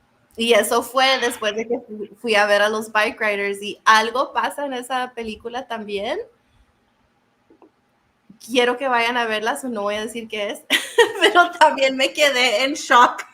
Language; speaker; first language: Spanish; non-native, learner; English